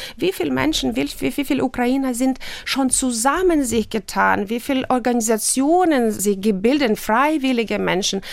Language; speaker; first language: German; non-native, fluent; Russian